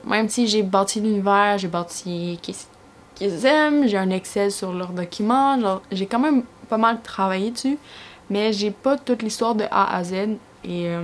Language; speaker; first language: French; native; French